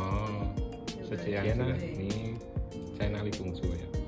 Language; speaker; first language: Chinese; non-native, fluent; Indonesian